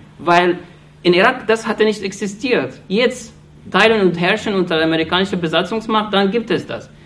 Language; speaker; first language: German; non-native, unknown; Arabic